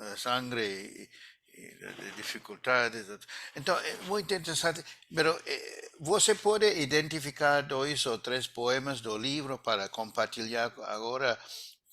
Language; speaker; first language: Portuguese; non-native, fluent; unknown